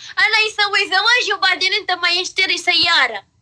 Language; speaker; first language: Arabic; non-native, learner; Pashto